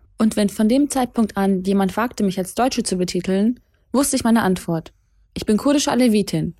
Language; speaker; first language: German; early bilingual, other home language; Kurdish